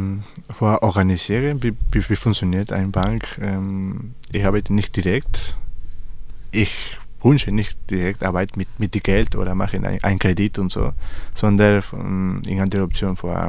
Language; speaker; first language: German; non-native, learner; Spanish